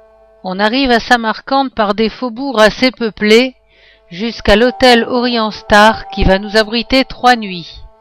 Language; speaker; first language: French; native; French